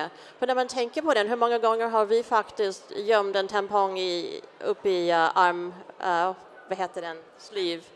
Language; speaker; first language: Swedish; non-native, fluent; English